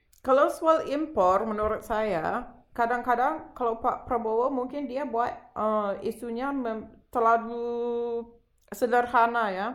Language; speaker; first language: Indonesian; non-native, fluent; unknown